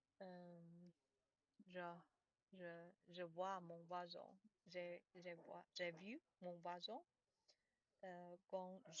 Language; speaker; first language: French; non-native, learner; Chinese